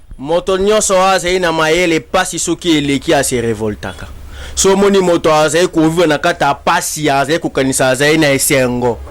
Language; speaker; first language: Lingala; non-native, local second language; Kongo